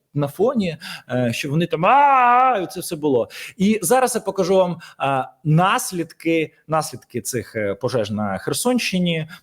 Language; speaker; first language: Ukrainian; native; Ukrainian